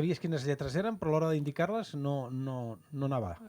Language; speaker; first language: Catalan; native; Catalan